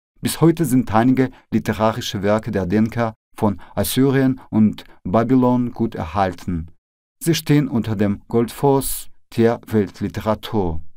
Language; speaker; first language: German; non-native, fluent; Russian